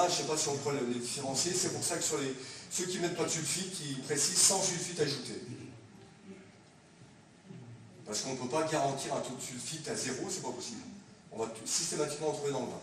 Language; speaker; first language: French; native; French